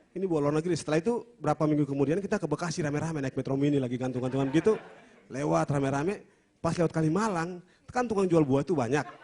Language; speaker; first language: Indonesian; native; Indonesian